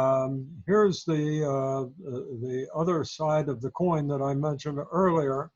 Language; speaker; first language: English; native; English